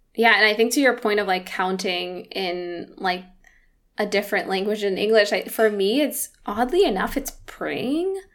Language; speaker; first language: English; early bilingual, other home language; Spanish